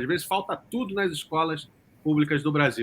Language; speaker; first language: Portuguese; native; Portuguese